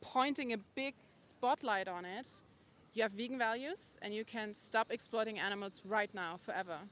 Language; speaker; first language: English; non-native, fluent; German